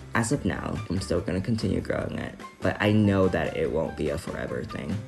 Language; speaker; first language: English; early bilingual, other home language; Vietnamese